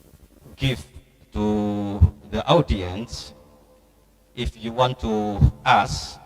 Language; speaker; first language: English; non-native, learner; Indonesian